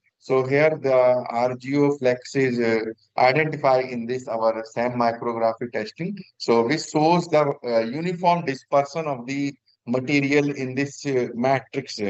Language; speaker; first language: English; non-native, local second language; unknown